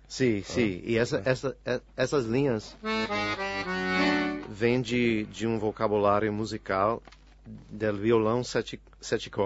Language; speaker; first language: Spanish; non-native, fluent; English